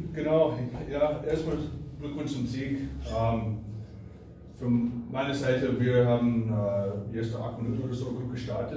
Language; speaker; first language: German; non-native, fluent; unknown